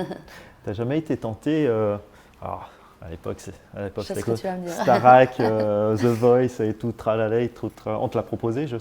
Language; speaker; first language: French; native; French